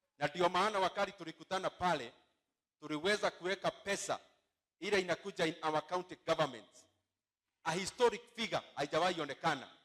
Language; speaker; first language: Swahili; non-native, local second language; Kikuyu